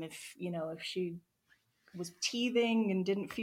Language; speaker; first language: English; native; English